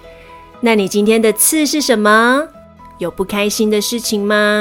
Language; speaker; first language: Chinese; native; Chinese